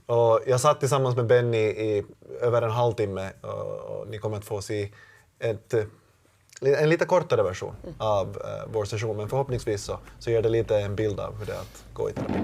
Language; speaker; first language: Swedish; native; Swedish